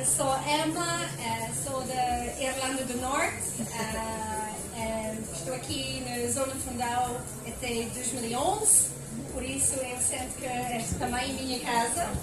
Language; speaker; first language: Portuguese; non-native, fluent; English